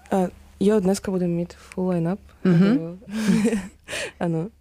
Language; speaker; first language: Czech; non-native, fluent; Ukrainian